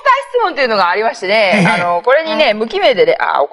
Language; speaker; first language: Japanese; native; Japanese